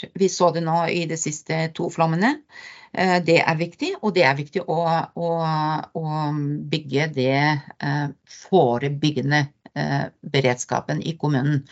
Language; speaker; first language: Norwegian; non-native, fluent; Bulgarian